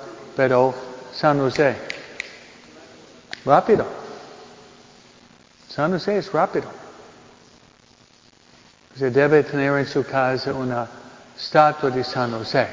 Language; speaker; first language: Spanish; non-native, fluent; English